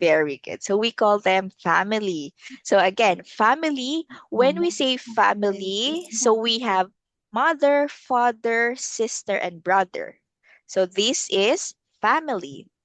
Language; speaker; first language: English; non-native, local second language; Filipino